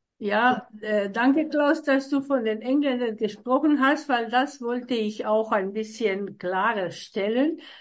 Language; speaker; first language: German; non-native, fluent; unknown